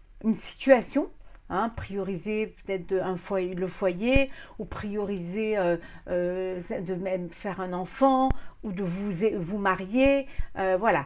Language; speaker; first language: French; native; French